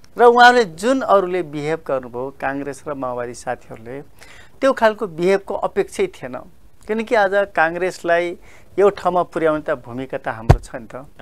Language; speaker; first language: Nepali; non-native, local second language; Dangaura Tharu